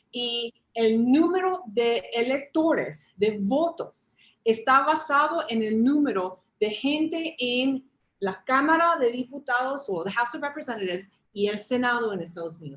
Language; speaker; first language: Spanish; early bilingual, heritage; English